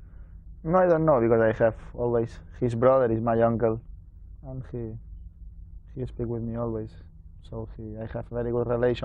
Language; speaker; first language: English; non-native, learner; Spanish